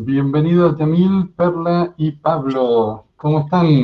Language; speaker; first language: Spanish; native; Spanish